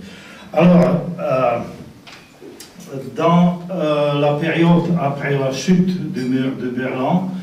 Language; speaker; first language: French; non-native, fluent; Slovak